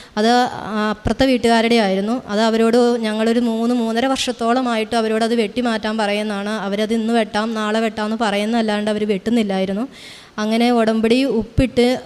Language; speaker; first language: Malayalam; native; Malayalam